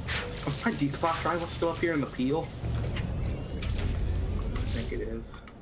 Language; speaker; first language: English; native; English